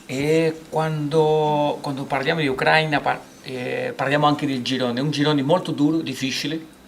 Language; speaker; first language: Italian; non-native, fluent; Portuguese